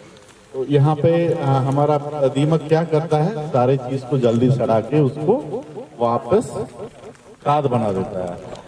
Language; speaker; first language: Hindi; native; Hindi